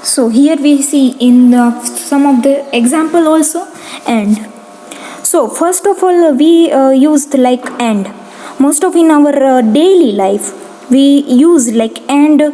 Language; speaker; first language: English; non-native, local second language; Gujarati